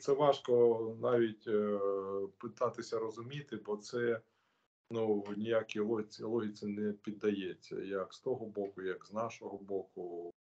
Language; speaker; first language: Ukrainian; non-native, local second language; Russian